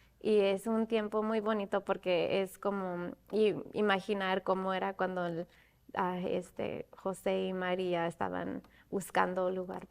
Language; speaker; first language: Spanish; early bilingual, other home language; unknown